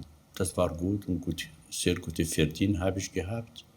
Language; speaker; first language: German; non-native, learner; Kurdish